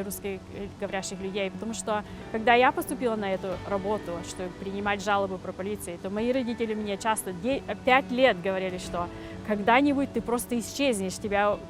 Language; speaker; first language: Russian; early bilingual, heritage; Russian